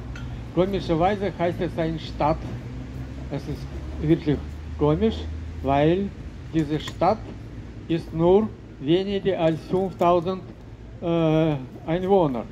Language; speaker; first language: German; non-native, learner; Russian